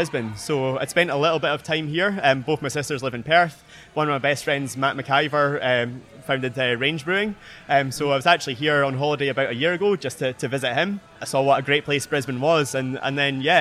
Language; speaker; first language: English; native; English